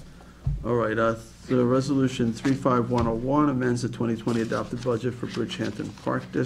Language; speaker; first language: English; native; English